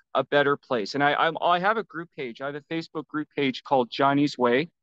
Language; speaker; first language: English; native; English